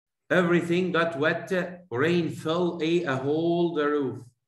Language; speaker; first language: English; non-native, fluent; Arabic